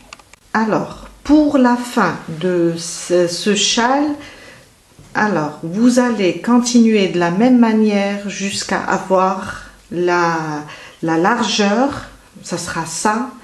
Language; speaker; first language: French; native; French